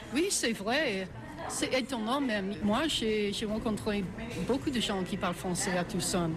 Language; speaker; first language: French; non-native, fluent; English